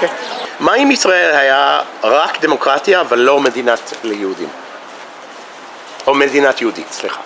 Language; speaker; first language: Hebrew; non-native, fluent; English